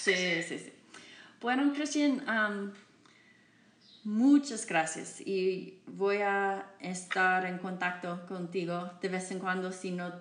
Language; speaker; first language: Spanish; non-native, learner; English